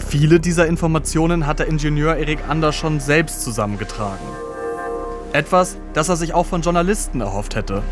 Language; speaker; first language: German; native; German